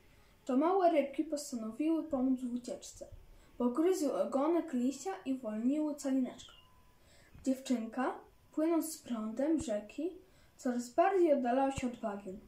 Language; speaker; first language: Polish; native; Polish